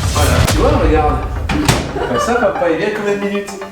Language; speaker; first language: French; native; French